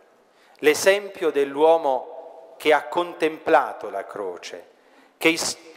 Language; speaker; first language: Italian; native; Italian